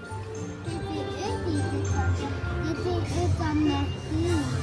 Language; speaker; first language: Swedish; early bilingual, other home language; Mongolian